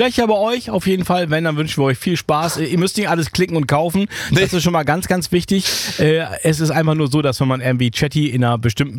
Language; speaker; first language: German; native; German